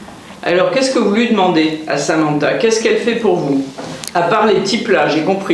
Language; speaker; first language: French; native; French